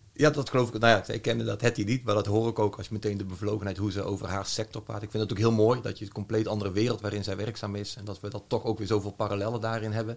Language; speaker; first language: Dutch; native; Dutch